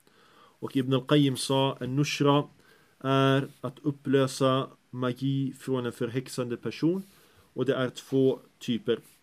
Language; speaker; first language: Swedish; early bilingual, other home language; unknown